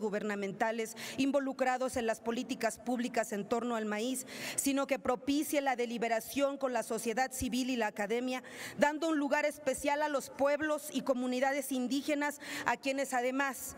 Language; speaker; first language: Spanish; native; Spanish